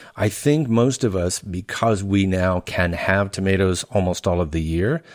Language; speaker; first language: English; native; English